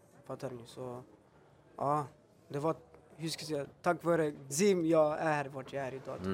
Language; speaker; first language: Swedish; early bilingual, other home language; Albanian